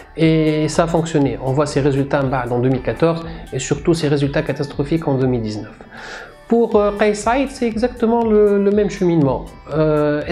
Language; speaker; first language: French; non-native, local second language; Arabic